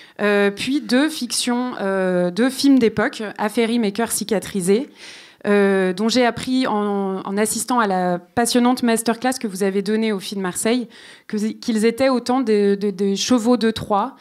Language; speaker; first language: French; native; French